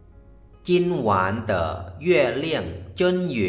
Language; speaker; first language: Chinese; non-native, fluent; Lao